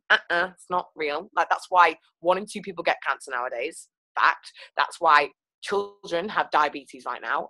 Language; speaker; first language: English; native; English